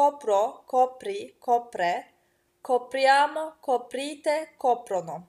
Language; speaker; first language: Italian; non-native, fluent; Turkish